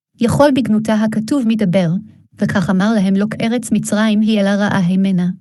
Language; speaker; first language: Hebrew; non-native, fluent; English